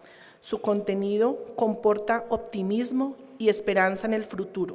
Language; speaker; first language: Spanish; native; Spanish